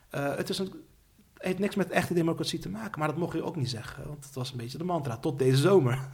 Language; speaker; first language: Dutch; early bilingual, other home language; Turkish